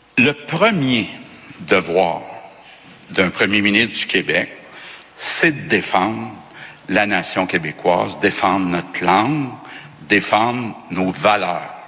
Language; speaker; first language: French; native; French